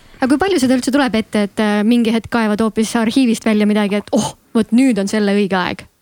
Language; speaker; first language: Estonian; native; Estonian